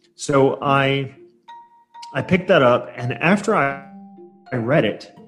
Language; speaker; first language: English; native; English